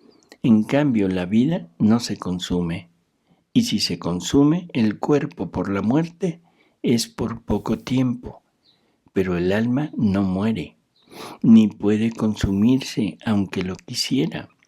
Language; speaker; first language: Spanish; native; Spanish